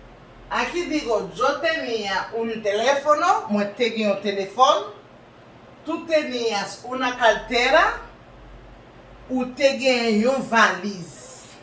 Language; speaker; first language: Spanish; non-native, learner; Haitian Creole